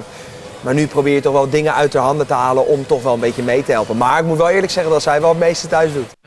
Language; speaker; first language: Dutch; native; Dutch